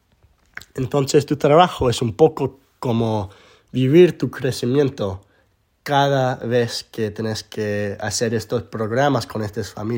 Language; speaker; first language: Spanish; early bilingual, heritage; Spanish